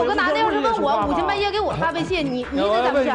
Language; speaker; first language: Chinese; native; Chinese